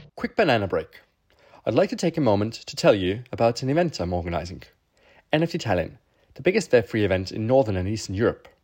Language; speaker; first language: English; non-native, fluent; Estonian